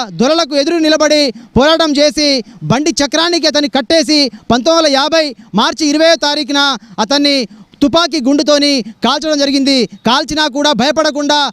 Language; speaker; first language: Telugu; non-native, local second language; Lambadi